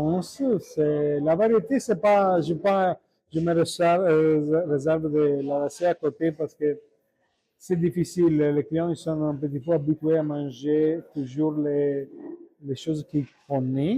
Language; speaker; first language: French; non-native, learner; Italian